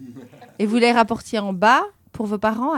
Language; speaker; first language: French; native; French